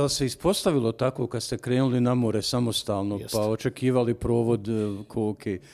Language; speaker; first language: Serbian; native; Serbian